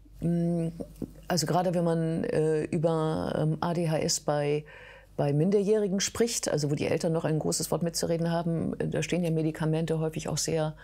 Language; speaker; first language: German; native; German